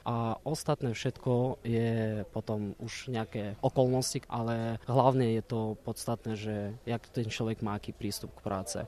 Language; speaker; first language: Slovak; early bilingual, other home language; Ukrainian